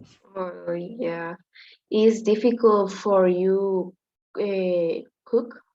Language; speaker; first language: English; non-native, learner; Spanish